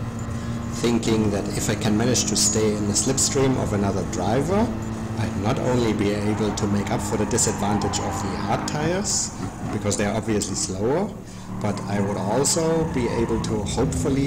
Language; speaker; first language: English; non-native, fluent; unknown